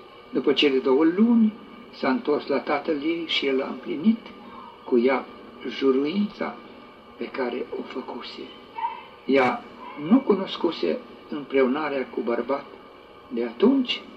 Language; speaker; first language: Romanian; native; Romanian